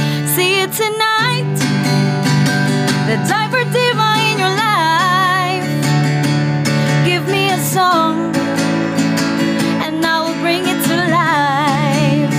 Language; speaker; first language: English; non-native, local second language; Cebuano